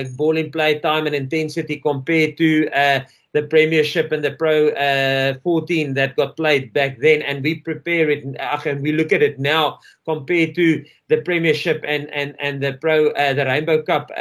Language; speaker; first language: English; non-native, local second language; Afrikaans